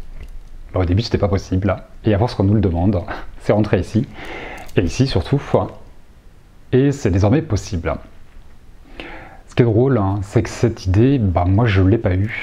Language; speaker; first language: French; native; French